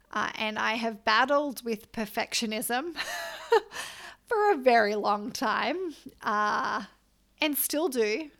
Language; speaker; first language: English; native; English